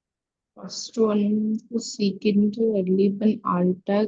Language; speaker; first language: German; non-native, learner; Tamil